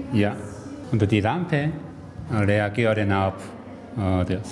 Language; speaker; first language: German; non-native, learner; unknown